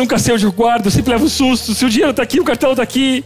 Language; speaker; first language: Portuguese; native; Portuguese